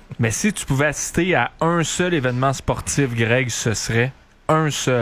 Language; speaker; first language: French; native; French